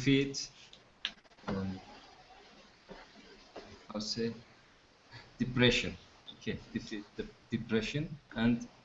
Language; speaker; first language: English; non-native, fluent; Turkish